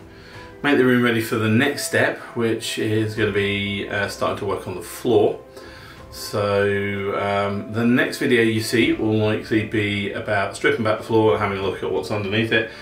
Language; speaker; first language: English; native; English